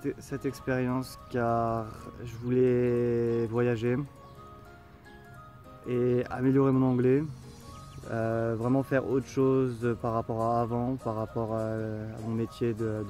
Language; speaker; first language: French; native; French